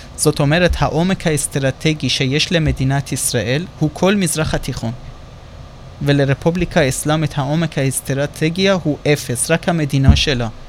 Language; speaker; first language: Hebrew; non-native, fluent; Persian